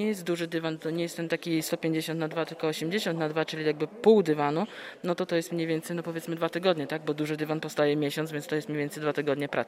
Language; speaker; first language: Polish; native; Polish